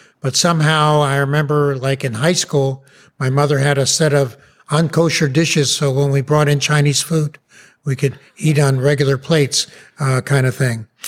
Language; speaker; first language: English; early bilingual, other home language; Yiddish